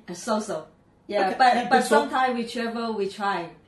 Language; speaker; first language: English; non-native, learner; Chinese